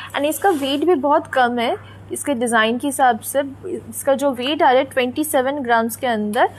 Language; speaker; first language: Hindi; non-native, local second language; Bangla